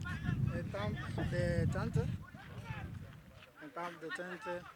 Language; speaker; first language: French; non-native, learner; Swahili